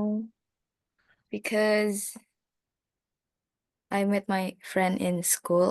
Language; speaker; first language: English; non-native, learner; Indonesian